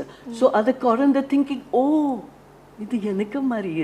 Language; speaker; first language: Tamil; non-native, learner; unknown